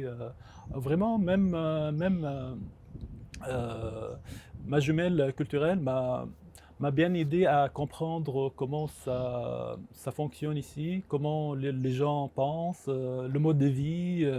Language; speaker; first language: French; non-native, local second language; Arabic